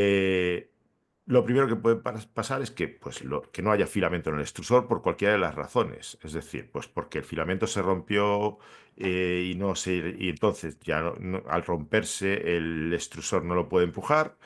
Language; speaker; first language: Spanish; native; Spanish